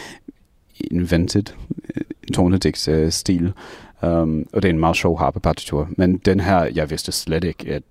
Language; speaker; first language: Danish; non-native, fluent; English